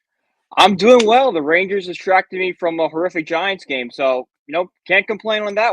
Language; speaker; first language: English; native; English